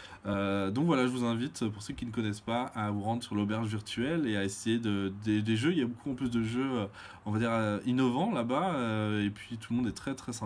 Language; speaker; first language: French; native; French